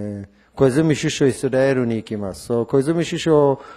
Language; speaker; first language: Japanese; non-native, learner; Hebrew